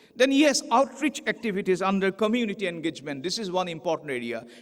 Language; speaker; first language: English; non-native, local second language; Assamese